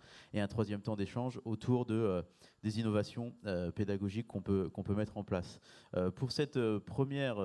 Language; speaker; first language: French; native; French